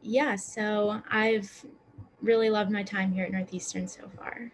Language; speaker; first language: English; native; English